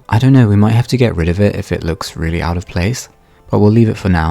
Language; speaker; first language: English; native; English